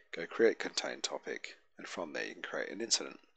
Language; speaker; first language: English; native; English